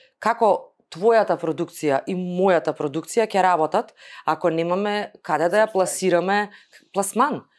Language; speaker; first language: Macedonian; native; Macedonian